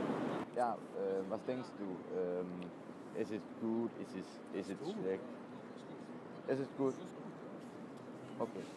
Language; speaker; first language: German; non-native, learner; Danish